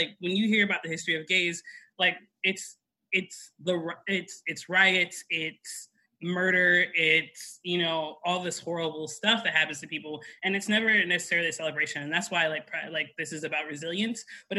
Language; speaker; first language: English; native; English